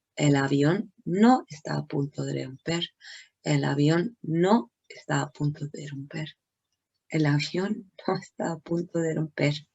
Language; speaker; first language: Spanish; non-native, learner; English